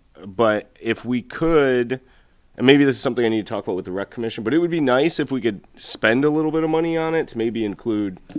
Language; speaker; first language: English; native; English